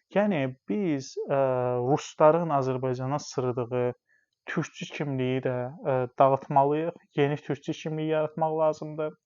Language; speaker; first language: Azerbaijani; non-native, local second language; Talysh